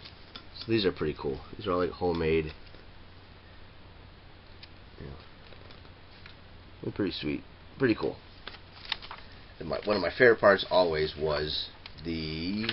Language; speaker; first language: English; native; English